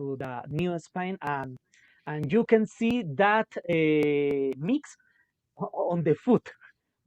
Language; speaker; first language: English; non-native, local second language; Spanish